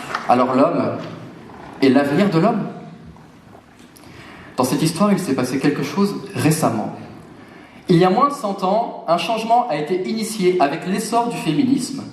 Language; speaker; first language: French; native; French